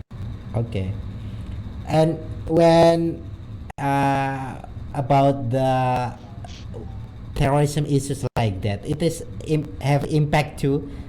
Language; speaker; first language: English; non-native, learner; Indonesian